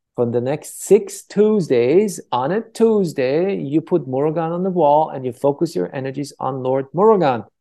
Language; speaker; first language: English; early bilingual, other home language; Persian